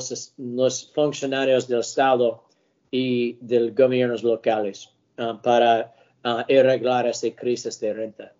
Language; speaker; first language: Spanish; early bilingual, heritage; English